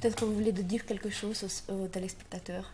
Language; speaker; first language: French; non-native, learner; Russian